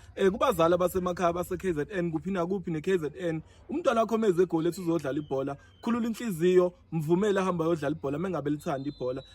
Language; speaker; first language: Zulu; native; Zulu